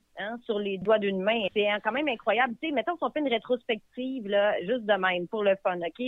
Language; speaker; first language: French; native; French